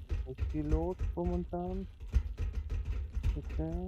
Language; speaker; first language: German; native; German